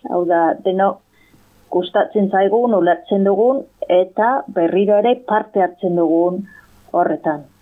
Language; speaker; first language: Basque; non-native, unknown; English